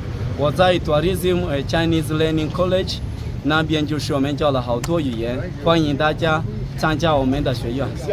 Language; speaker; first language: Chinese; non-native, learner; Swahili